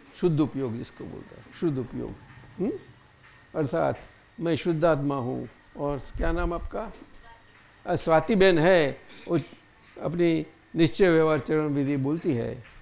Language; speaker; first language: Hindi; non-native, local second language; Gujarati